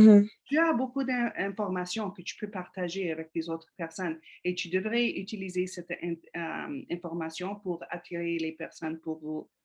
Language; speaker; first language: French; non-native, fluent; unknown